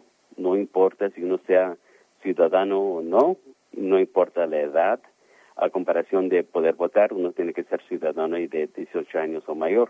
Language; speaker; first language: Spanish; early bilingual, heritage; Spanish